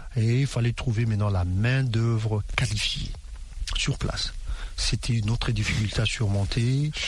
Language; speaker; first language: French; non-native, local second language; Lingala